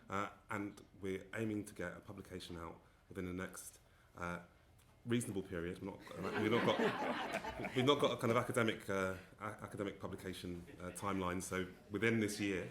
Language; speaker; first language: English; native; English